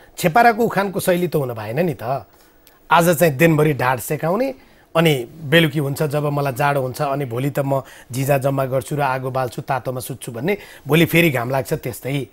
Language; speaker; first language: Nepali; native; Nepali